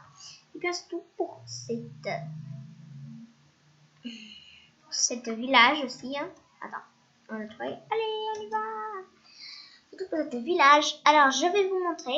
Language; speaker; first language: French; non-native, fluent; Spanish